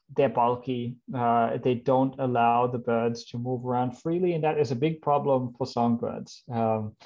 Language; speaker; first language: English; non-native, fluent; German